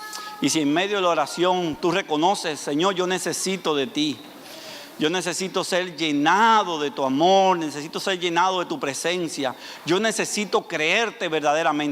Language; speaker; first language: Spanish; native; Spanish